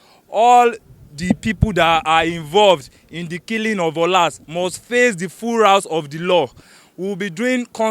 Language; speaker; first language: English; non-native, local second language; Yoruba